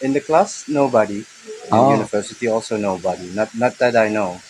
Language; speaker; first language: English; early bilingual, heritage; Dutch